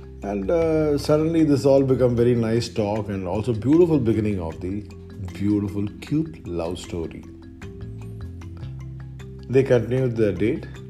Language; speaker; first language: English; non-native, local second language; Malayalam